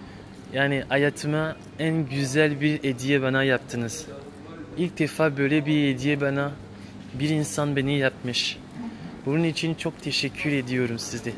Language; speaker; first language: Turkish; non-native, learner; French